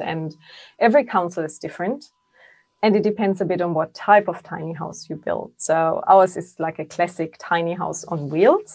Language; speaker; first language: English; non-native, fluent; German